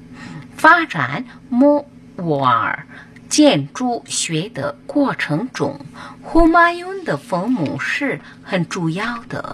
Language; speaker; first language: Chinese; non-native, fluent; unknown